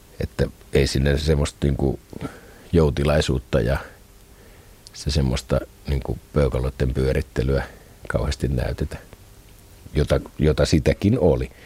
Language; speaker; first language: Finnish; native; Finnish